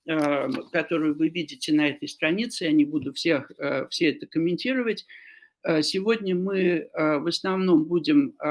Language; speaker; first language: Russian; non-native, fluent; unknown